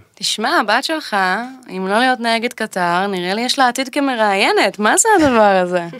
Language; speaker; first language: Hebrew; native; Hebrew